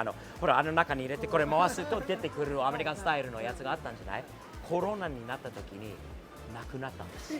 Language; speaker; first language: Japanese; non-native, fluent; English